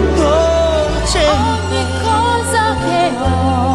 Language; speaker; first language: Italian; native; Italian